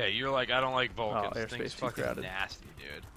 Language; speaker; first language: English; native; English